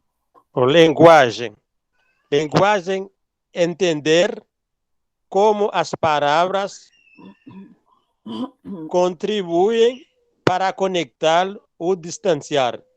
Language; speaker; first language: Portuguese; non-native, learner; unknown